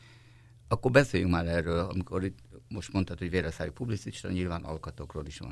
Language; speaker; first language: Hungarian; native; Hungarian